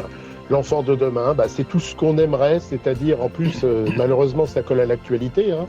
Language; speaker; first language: French; native; French